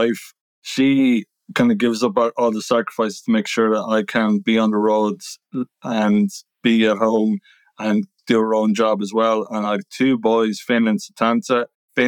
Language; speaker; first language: English; native; English